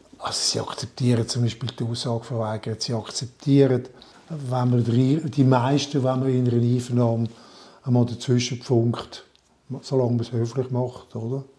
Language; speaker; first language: German; non-native, local second language; French